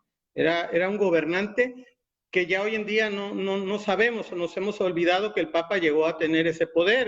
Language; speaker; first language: Spanish; native; Spanish